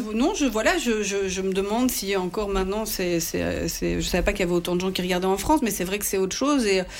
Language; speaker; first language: French; native; French